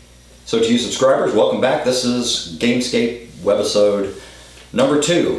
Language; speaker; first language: English; native; English